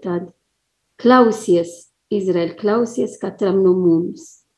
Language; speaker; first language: Latvian; non-native, learner; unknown